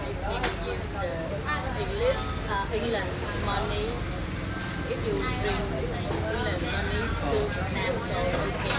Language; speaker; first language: English; non-native, local second language; Vietnamese